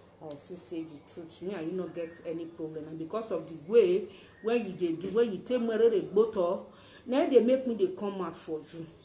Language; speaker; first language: Nigerian Pidgin; native; Nigerian Pidgin